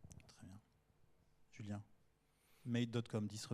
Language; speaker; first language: French; native; French